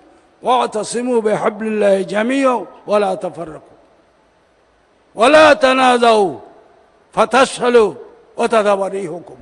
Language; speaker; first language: Urdu; non-native, fluent; Bangla